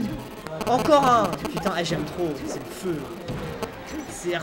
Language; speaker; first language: French; native; French